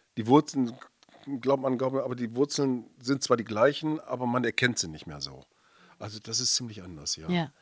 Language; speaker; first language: German; native; German